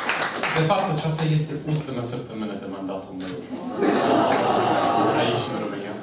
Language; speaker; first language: Romanian; non-native, fluent; English